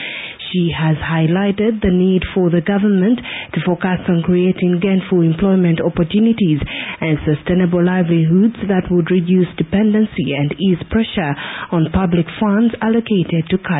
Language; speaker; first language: English; non-native, local second language; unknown